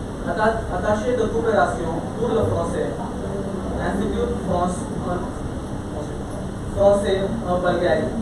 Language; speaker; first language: French; non-native, learner; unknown